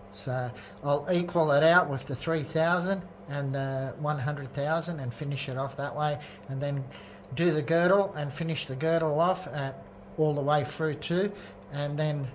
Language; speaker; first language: English; native; English